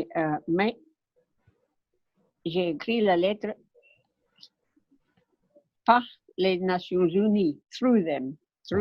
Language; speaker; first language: French; non-native, learner; English